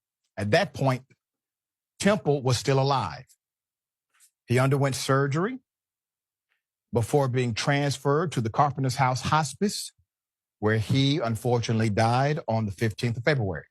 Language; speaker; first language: English; native; English